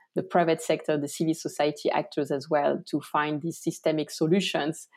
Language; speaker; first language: English; non-native, fluent; French